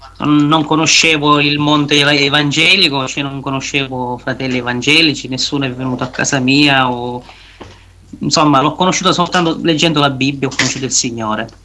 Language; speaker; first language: Italian; native; Italian